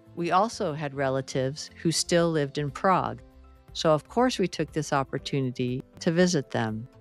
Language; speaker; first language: English; native; English